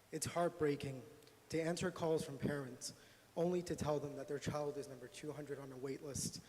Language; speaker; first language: English; native; English